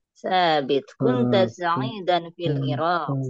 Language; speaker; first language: Arabic; non-native, learner; Indonesian